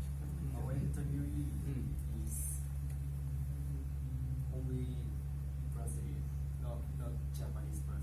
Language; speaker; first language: English; non-native, learner; Japanese